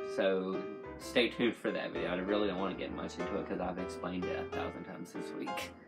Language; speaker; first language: English; native; English